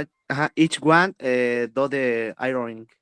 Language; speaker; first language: English; non-native, learner; Spanish